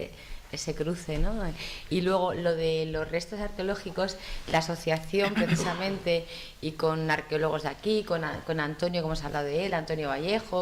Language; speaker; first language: Spanish; native; Spanish